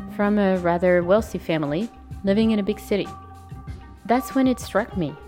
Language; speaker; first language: English; non-native, fluent; French